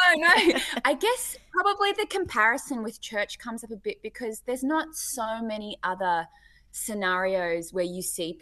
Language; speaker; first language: English; native; English